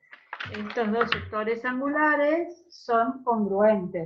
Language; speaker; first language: Spanish; native; Spanish